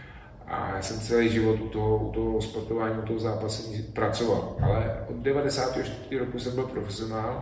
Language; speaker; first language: Czech; native; Czech